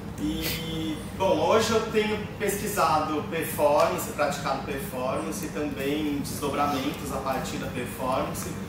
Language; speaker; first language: Portuguese; native; Portuguese